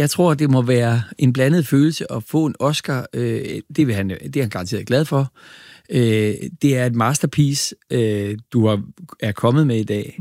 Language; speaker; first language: Danish; native; Danish